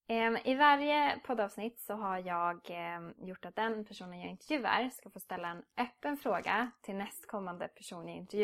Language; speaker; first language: Swedish; native; Swedish